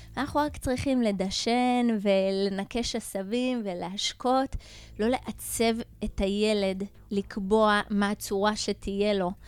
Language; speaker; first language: Hebrew; native; Hebrew